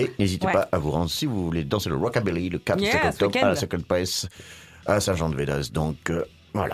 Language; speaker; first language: French; native; French